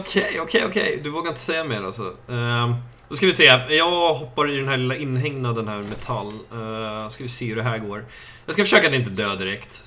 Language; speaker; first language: Swedish; native; Swedish